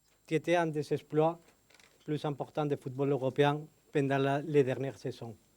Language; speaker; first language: French; non-native, fluent; Spanish